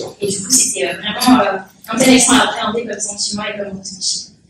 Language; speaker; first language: French; native; French